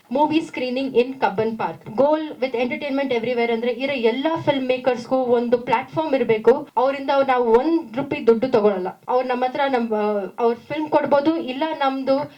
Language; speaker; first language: Kannada; non-native, local second language; Tamil